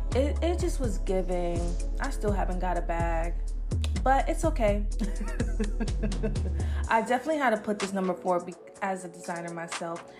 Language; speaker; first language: English; native; English